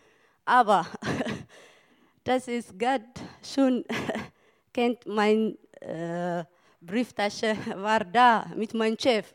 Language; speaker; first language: German; non-native, learner; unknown